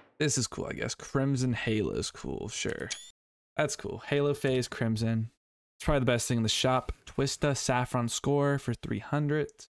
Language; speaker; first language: English; native; English